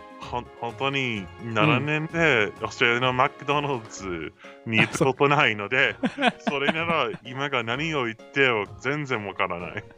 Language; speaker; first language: Japanese; non-native, learner; English